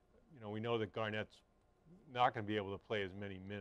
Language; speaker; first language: English; native; English